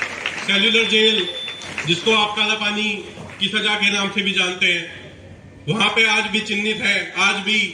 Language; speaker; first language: Hindi; native; Hindi